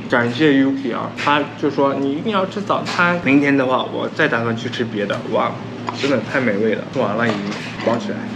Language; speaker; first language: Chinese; non-native, fluent; Korean